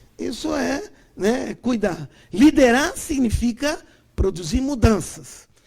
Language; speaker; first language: Portuguese; native; Portuguese